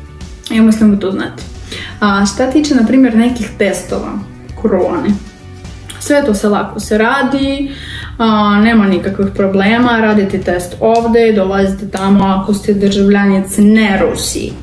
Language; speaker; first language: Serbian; non-native, learner; Russian